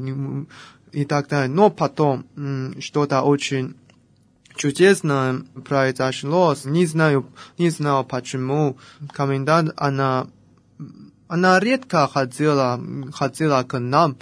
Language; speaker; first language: Russian; non-native, fluent; Chinese